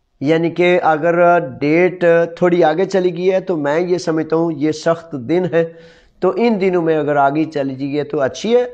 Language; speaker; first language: Urdu; non-native, local second language; Punjabi